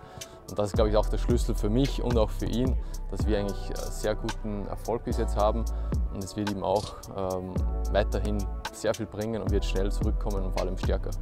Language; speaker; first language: German; native; German